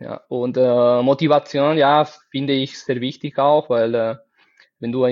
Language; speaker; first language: German; non-native, fluent; Spanish